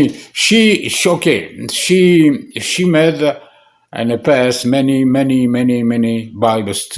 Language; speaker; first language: English; non-native, learner; French